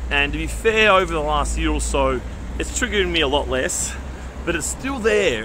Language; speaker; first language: English; native; English